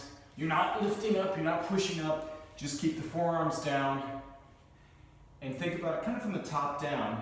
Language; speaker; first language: English; native; English